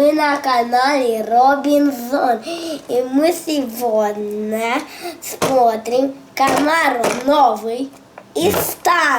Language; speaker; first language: Russian; early bilingual, heritage; Russian